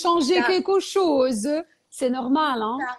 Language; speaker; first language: French; non-native, fluent; Ukrainian